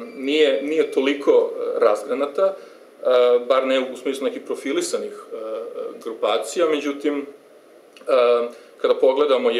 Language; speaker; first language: Serbian; native; Serbian